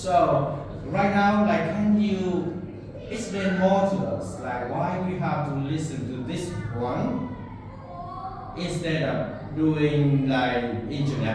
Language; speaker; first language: English; non-native, learner; Vietnamese